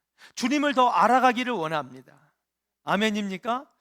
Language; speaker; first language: Korean; native; Korean